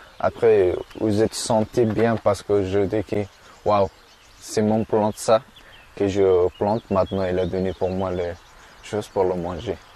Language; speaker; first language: French; non-native, learner; Persian